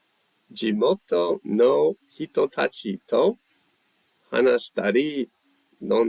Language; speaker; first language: Japanese; non-native, learner; English